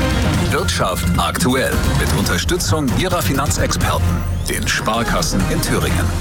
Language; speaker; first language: German; native; German